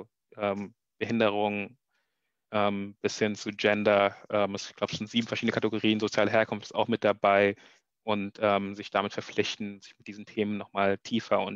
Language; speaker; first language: German; native; German